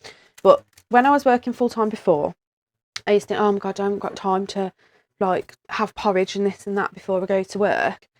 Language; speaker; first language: English; native; English